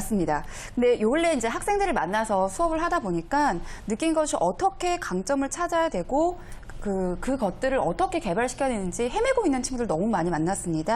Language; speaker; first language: Korean; native; Korean